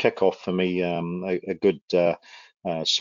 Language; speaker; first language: English; native; English